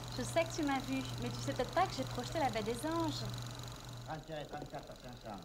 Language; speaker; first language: French; native; French